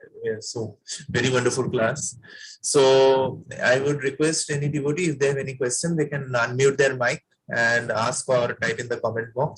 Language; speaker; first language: English; non-native, local second language; Hindi